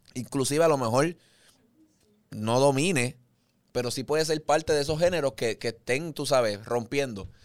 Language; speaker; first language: Spanish; native; Spanish